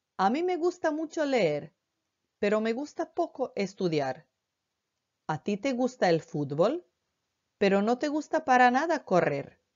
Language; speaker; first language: Spanish; non-native, fluent; Croatian